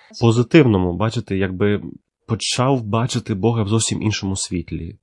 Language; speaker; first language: Ukrainian; early bilingual, heritage; Ukrainian